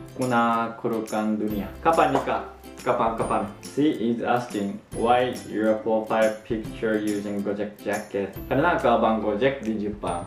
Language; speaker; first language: Indonesian; non-native, fluent; Japanese